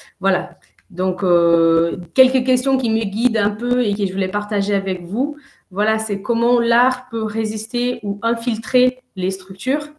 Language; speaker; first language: French; non-native, fluent; Portuguese